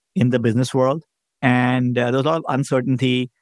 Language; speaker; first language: English; non-native, local second language; Hindi